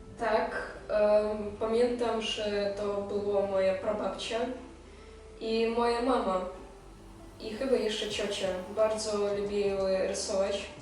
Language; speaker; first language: Polish; non-native, fluent; Belarusian